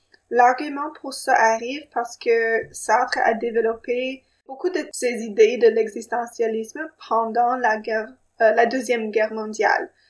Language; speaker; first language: French; non-native, local second language; English